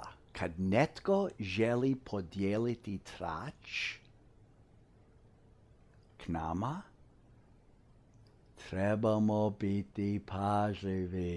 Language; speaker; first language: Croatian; early bilingual, heritage; English